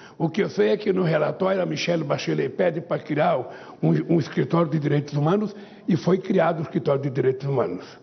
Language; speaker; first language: Portuguese; native; Portuguese